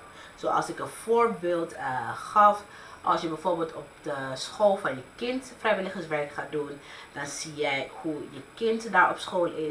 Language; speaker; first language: Dutch; early bilingual, other home language; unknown